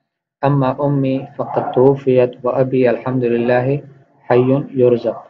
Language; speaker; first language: Arabic; non-native, fluent; Urdu